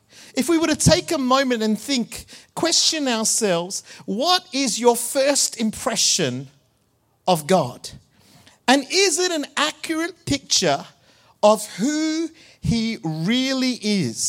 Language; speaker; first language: English; early bilingual, other home language; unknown